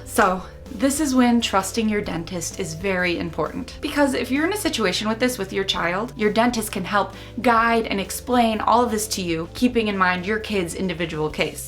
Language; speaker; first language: English; native; English